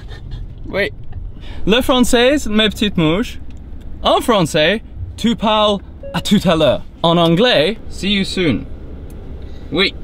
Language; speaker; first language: French; non-native, learner; English